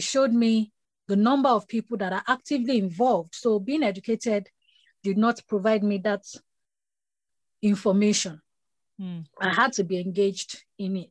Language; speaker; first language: English; non-native, local second language; Yoruba